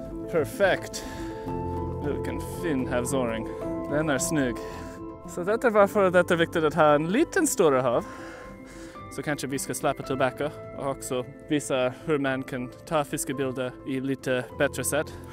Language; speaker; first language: Swedish; non-native, learner; English